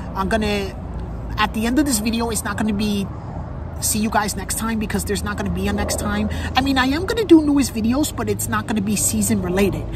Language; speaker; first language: English; native; English